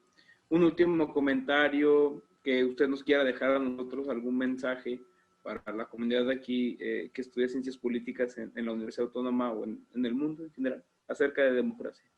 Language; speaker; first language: Spanish; native; Spanish